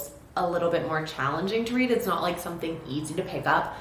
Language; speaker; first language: English; native; English